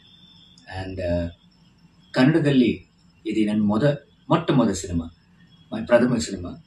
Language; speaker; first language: Kannada; non-native, learner; Tamil